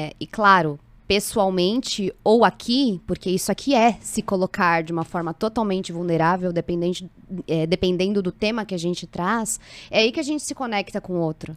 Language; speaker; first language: Portuguese; native; Portuguese